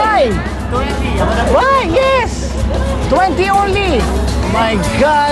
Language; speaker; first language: English; non-native, local second language; Filipino